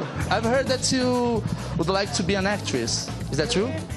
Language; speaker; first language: English; non-native, learner; Portuguese